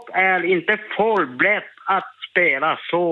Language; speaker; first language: Swedish; non-native, learner; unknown